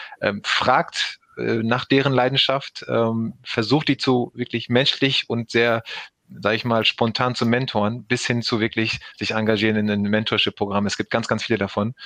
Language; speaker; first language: German; early bilingual, other home language; Turkish